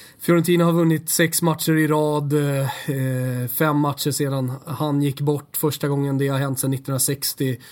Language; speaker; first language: Swedish; native; Swedish